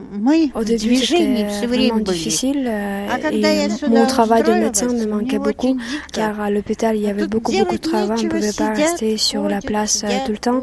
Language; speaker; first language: French; non-native, fluent; Russian